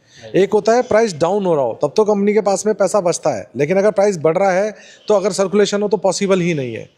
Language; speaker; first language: Hindi; native; Hindi